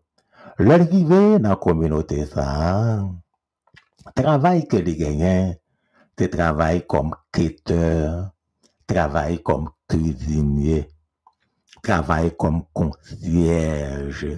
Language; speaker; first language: French; non-native, local second language; Haitian Creole